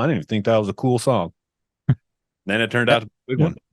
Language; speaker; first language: English; native; English